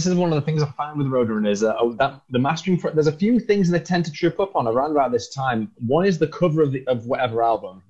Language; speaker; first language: English; native; English